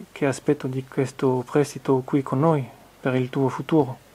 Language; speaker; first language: Italian; non-native, fluent; French